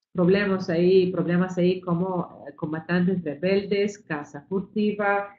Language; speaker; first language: Spanish; non-native, fluent; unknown